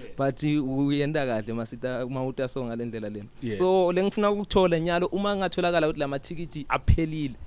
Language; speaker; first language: Zulu; non-native, local second language; Swati